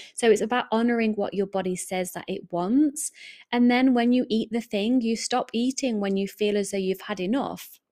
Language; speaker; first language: English; native; English